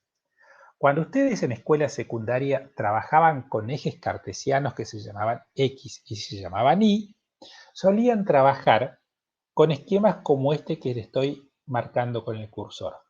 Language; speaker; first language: Spanish; native; Spanish